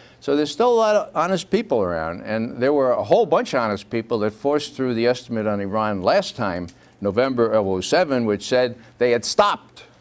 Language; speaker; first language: English; native; English